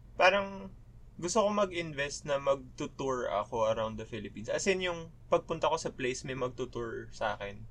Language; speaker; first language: Filipino; native; Filipino